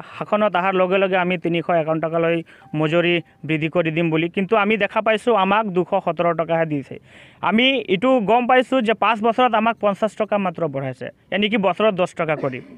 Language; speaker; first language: Assamese; non-native, local second language; Sadri